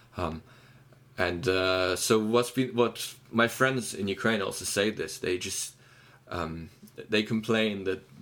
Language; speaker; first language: English; non-native, fluent; Ukrainian